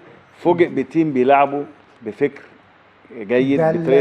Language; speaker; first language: Arabic; native; Arabic